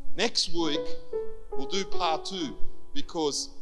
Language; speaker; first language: English; early bilingual, other home language; Greek